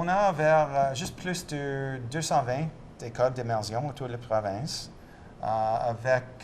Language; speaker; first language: French; non-native, local second language; English